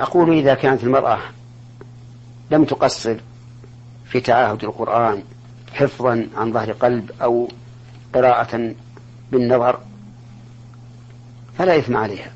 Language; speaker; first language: Arabic; native; Arabic